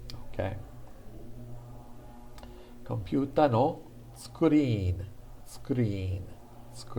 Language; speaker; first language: Japanese; non-native, fluent; English